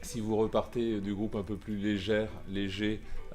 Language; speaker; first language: French; native; French